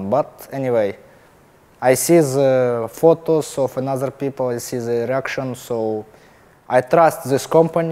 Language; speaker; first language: English; non-native, learner; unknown